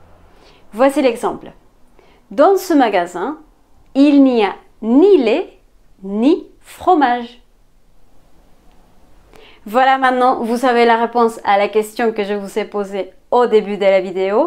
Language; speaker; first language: French; non-native, fluent; Spanish